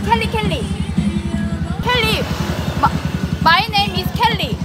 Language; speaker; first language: English; non-native, learner; Korean